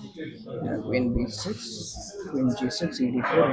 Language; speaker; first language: English; non-native, fluent; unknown